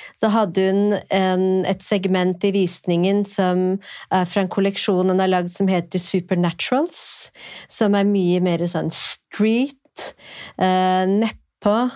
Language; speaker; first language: Norwegian; native; Norwegian